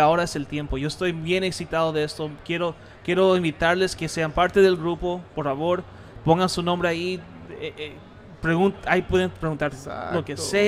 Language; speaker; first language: Spanish; early bilingual, heritage; Spanish